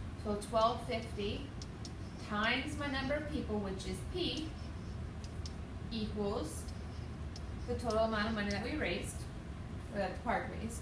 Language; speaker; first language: English; native; English